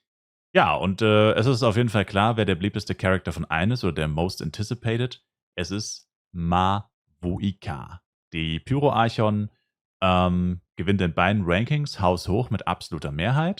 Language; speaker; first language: German; native; German